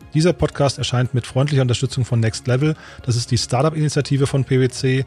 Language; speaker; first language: German; native; German